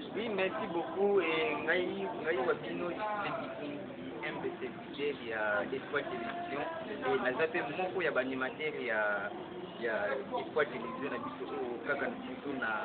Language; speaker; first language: Lingala; non-native, local second language; Kongo